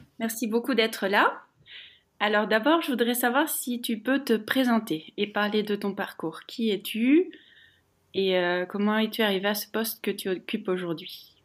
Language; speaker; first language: French; native; French